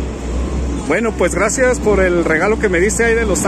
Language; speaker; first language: Spanish; native; Spanish